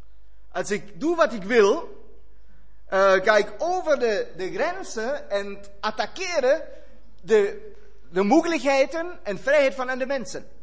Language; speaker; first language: Dutch; non-native, fluent; German